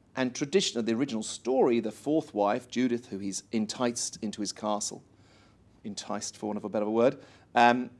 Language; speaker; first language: English; native; English